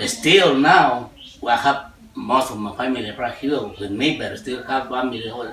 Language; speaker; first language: English; non-native, learner; Spanish